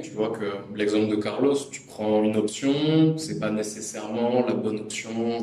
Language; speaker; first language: French; native; French